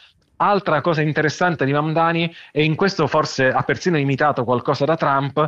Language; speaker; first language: Italian; native; Italian